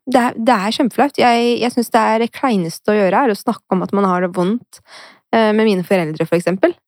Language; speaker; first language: Norwegian; early bilingual, other home language; Arabic